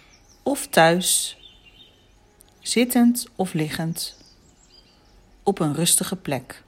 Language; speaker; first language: Dutch; native; Dutch